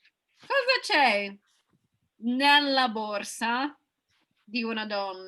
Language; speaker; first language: Italian; non-native, fluent; English